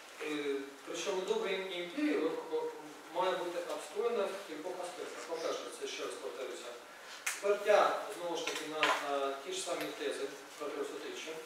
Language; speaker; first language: Ukrainian; native; Ukrainian